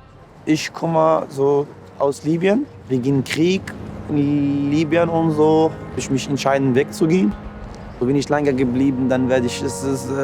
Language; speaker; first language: German; non-native, learner; Arabic